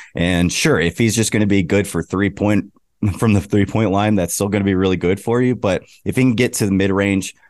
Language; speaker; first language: English; native; English